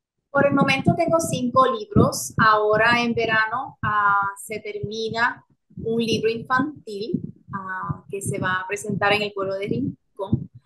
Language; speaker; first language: Spanish; native; Spanish